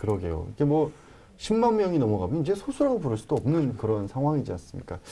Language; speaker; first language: Korean; native; Korean